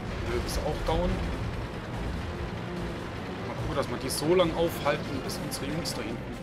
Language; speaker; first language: German; native; German